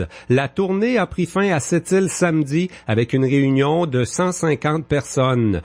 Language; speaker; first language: French; native; French